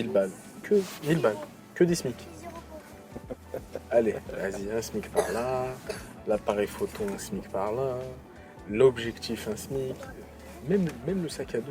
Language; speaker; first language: French; native; French